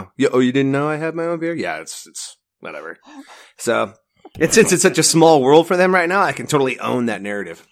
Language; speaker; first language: English; native; English